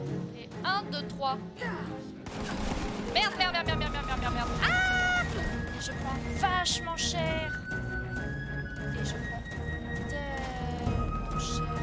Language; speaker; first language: French; native; French